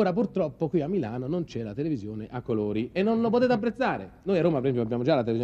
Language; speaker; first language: Italian; native; Italian